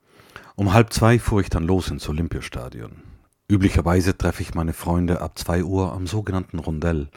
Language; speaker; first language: German; native; German